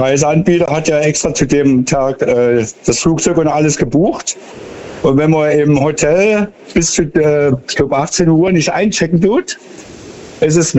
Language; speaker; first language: German; native; German